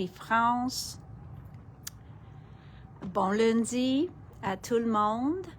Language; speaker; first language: French; non-native, local second language; English